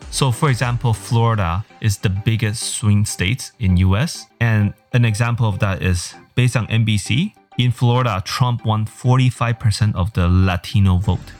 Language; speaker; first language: English; early bilingual, other home language; Chinese